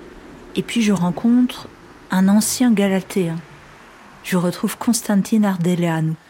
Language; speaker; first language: French; native; French